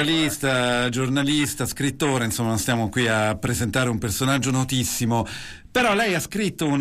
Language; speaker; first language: Italian; native; Italian